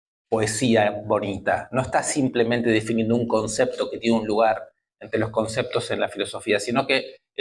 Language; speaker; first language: Spanish; native; Spanish